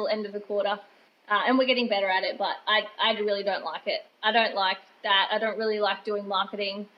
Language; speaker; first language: English; native; English